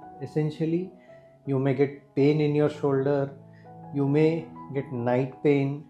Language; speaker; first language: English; non-native, local second language; Hindi